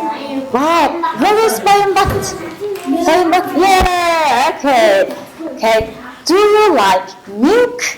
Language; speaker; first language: English; non-native, learner; Mongolian